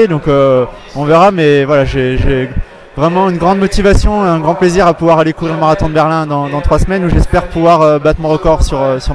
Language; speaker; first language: French; native; French